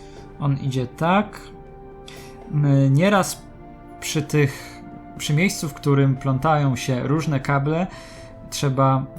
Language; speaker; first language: Polish; native; Polish